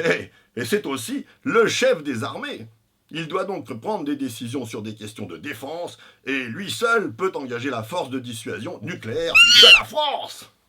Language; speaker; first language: French; native; French